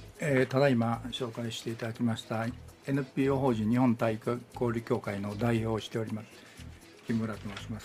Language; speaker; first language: Japanese; native; Japanese